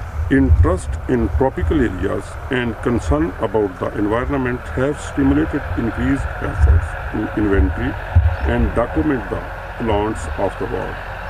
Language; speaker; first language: English; non-native, local second language; Urdu